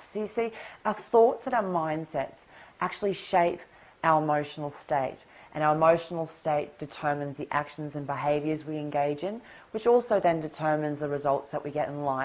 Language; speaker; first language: English; native; English